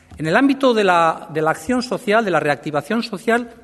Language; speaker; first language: Spanish; native; Spanish